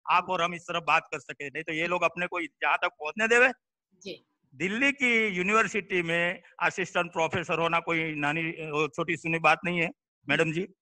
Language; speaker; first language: Hindi; non-native, local second language; Gujarati